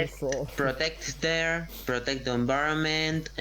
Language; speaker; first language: English; non-native, learner; Spanish